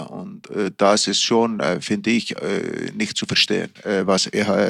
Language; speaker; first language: German; non-native, fluent; Icelandic